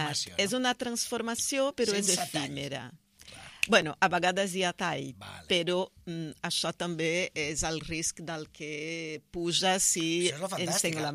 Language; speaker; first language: Catalan; non-native, fluent; Portuguese